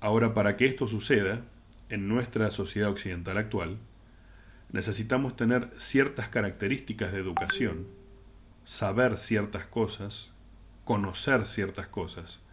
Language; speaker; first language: Spanish; native; Spanish